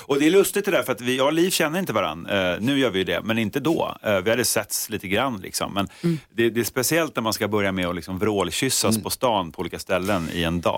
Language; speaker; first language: Swedish; native; Swedish